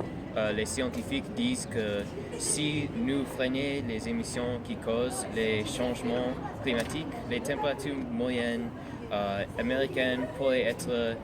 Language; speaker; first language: French; non-native, learner; English